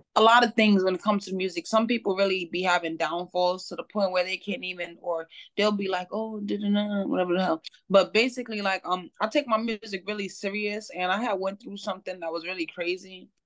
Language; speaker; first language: English; native; English